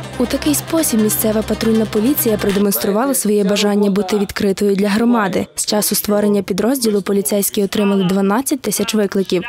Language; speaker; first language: Ukrainian; native; Ukrainian